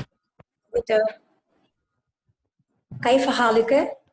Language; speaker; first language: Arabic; non-native, learner; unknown